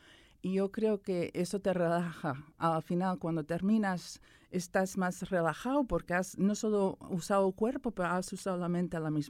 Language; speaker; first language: Spanish; early bilingual, heritage; Spanish